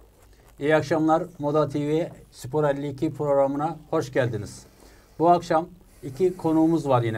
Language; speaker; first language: Turkish; native; Turkish